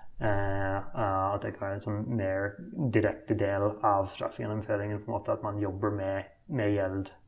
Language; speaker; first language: Norwegian; non-native, fluent; English